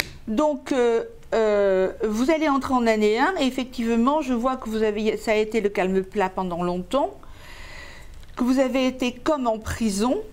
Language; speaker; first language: French; native; French